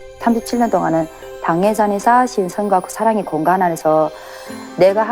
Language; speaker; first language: Korean; native; Korean